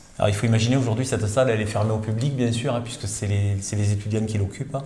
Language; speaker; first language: French; native; French